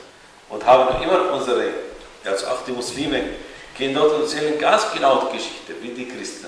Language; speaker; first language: German; non-native, fluent; Arabic